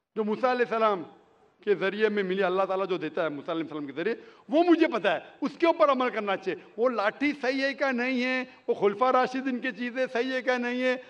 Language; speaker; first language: Hindi; non-native, local second language; Konkani